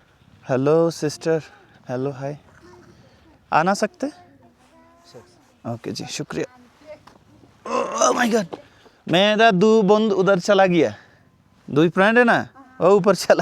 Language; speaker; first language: Hindi; non-native, learner; Bangla